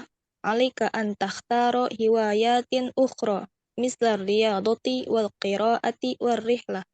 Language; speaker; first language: Arabic; non-native, learner; Indonesian